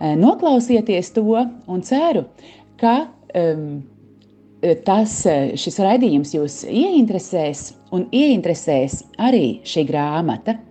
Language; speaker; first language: Latvian; native; Latvian